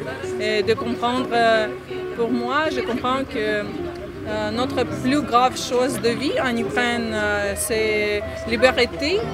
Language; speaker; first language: French; non-native, learner; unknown